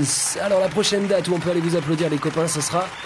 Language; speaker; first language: French; native; French